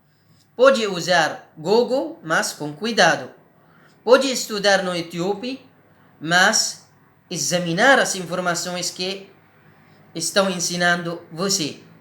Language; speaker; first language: Portuguese; non-native, learner; Arabic